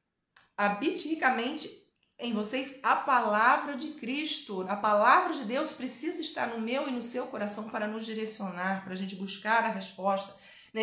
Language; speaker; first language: Portuguese; native; Portuguese